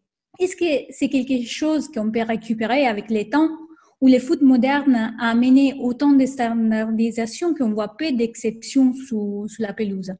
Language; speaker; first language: French; non-native, fluent; Italian